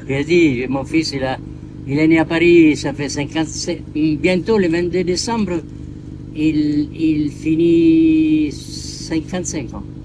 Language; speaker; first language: French; non-native, learner; Italian